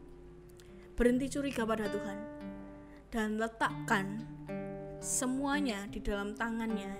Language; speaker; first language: Indonesian; native; Indonesian